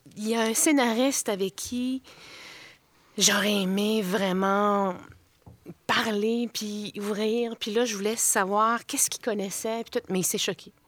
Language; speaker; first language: French; native; French